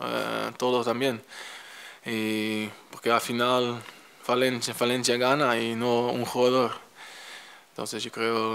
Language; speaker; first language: Spanish; non-native, fluent; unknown